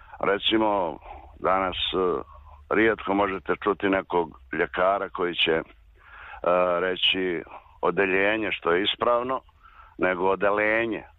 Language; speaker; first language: Serbian; native; Serbian